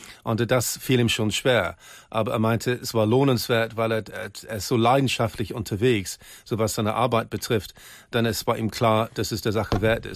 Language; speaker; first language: German; native; German